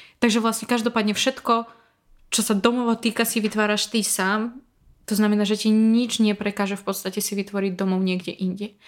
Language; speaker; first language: Slovak; non-native, fluent; Russian